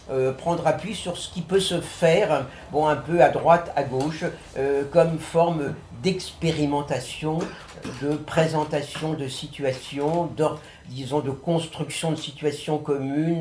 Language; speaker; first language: French; native; French